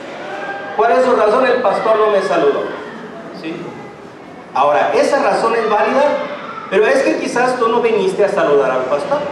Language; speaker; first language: Spanish; native; Spanish